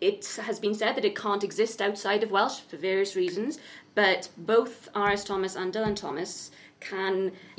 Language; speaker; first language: English; native; English